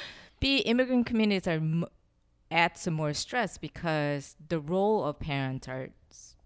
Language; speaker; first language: English; non-native, fluent; Korean